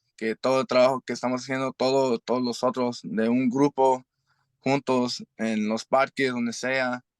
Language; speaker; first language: Spanish; early bilingual, heritage; Spanish